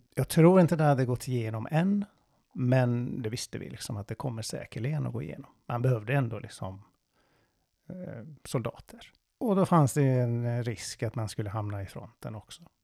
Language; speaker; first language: Swedish; non-native, fluent; Persian